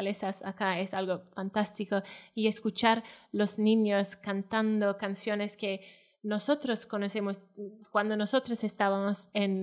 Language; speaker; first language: Spanish; non-native, fluent; Welsh